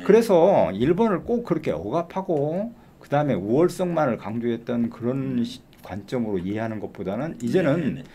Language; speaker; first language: Korean; native; Korean